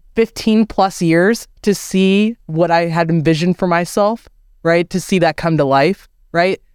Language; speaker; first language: English; native; English